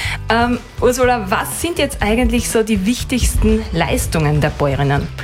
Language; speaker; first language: German; native; German